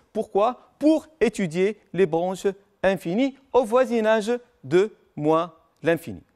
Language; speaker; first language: French; non-native, local second language; Arabic